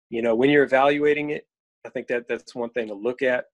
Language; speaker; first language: English; native; English